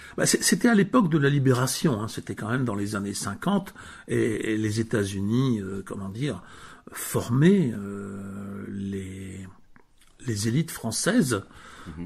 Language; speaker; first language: French; native; French